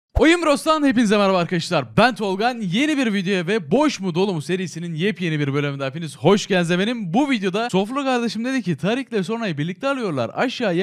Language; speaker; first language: Turkish; native; Turkish